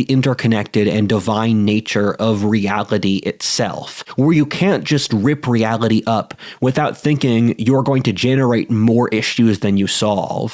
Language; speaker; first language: English; native; English